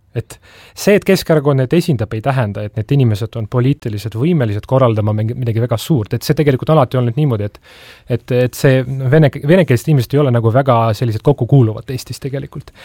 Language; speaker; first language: Estonian; non-native, local second language; Russian